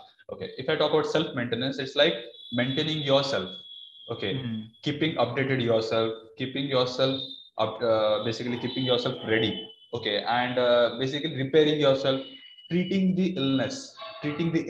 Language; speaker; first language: English; non-native, local second language; Odia